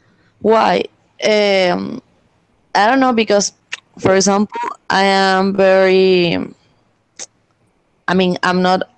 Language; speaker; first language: English; non-native, learner; Spanish